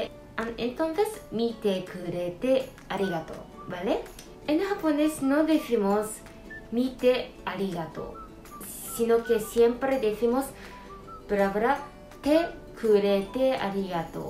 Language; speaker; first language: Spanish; non-native, fluent; Japanese